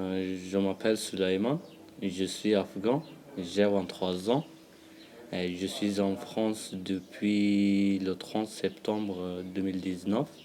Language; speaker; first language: French; non-native, learner; Pashto